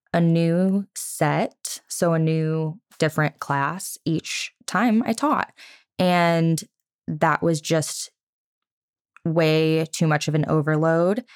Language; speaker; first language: English; native; English